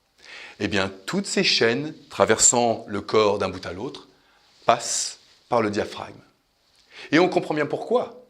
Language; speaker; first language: French; native; French